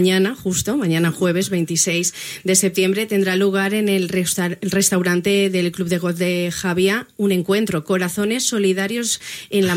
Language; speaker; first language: Spanish; native; Spanish